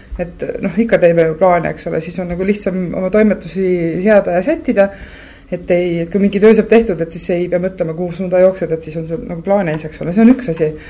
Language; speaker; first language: Estonian; native; Estonian